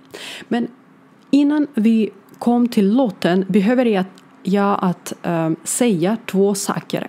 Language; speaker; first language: Swedish; non-native, learner; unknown